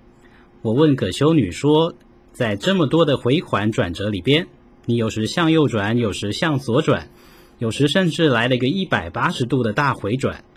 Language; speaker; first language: Chinese; native; Chinese